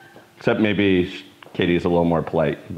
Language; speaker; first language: English; native; English